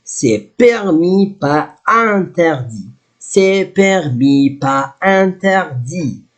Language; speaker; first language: French; non-native, fluent; Arabic